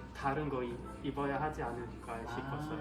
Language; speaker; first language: Korean; non-native, fluent; Swedish